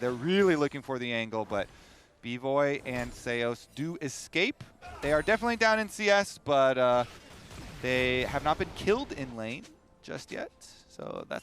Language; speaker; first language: English; native; English